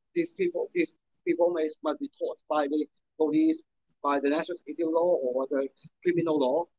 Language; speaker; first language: English; non-native, local second language; Cantonese